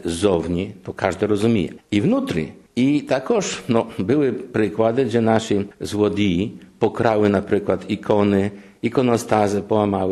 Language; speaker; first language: Ukrainian; non-native, fluent; Polish